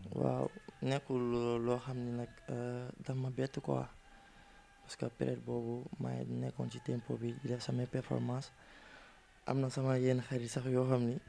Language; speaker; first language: Wolof; native; Wolof